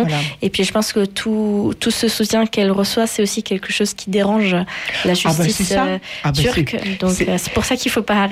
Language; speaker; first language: French; native; French